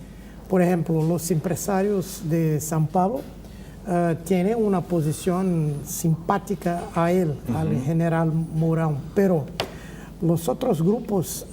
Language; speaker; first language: Spanish; non-native, fluent; Portuguese